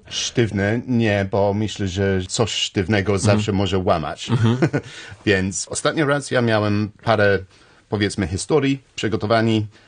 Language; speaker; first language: Polish; non-native, learner; English